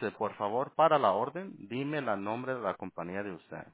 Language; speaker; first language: Spanish; early bilingual, heritage; Spanish